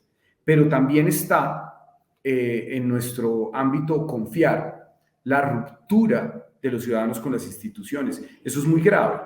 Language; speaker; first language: Spanish; native; Spanish